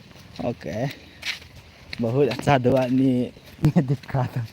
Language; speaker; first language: Hindi; non-native, local second language; Thado Chin